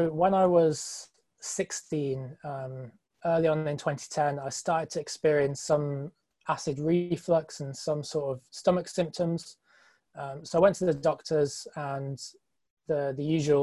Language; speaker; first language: English; native; English